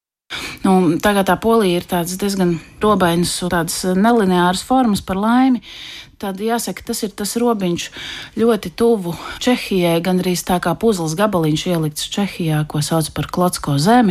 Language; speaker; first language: Latvian; native; Latvian